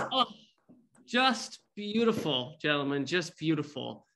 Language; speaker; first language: English; native; English